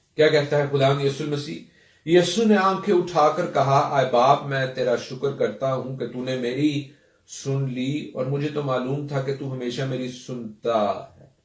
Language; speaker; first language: Urdu; non-native, local second language; Punjabi